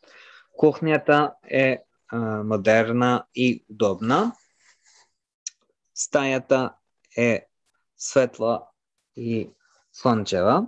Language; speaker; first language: Bulgarian; non-native, learner; French